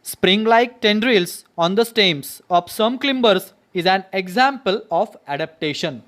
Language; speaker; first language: English; non-native, local second language; Marathi